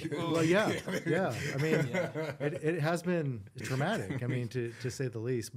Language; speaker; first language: English; native; English